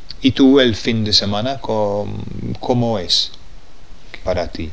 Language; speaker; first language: Spanish; non-native, fluent; English